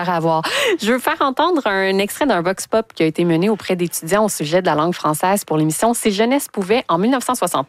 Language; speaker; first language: French; native; French